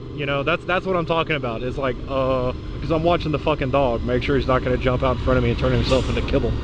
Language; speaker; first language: English; native; English